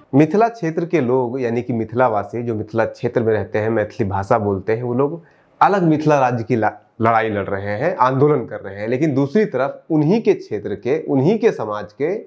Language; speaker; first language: Hindi; native; Hindi